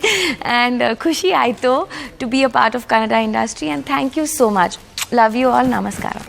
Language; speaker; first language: Kannada; non-native, learner; Punjabi